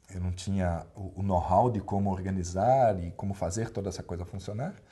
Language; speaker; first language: Portuguese; native; Portuguese